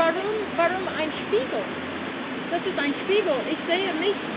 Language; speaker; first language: German; non-native, learner; English